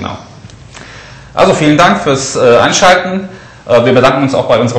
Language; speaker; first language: German; native; German